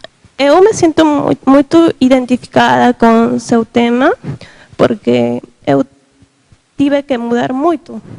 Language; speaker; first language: Portuguese; non-native, learner; Spanish